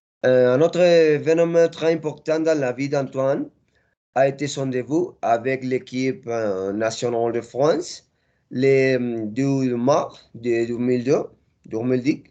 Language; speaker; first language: French; non-native, learner; Spanish